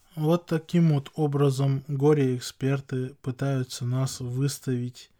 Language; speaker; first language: Russian; non-native, local second language; Chechen